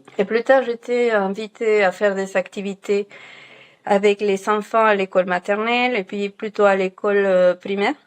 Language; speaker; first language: French; non-native, fluent; Spanish